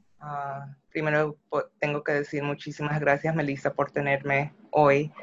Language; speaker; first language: Spanish; early bilingual, other home language; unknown